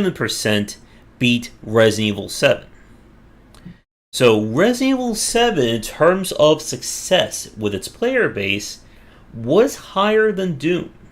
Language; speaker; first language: English; native; English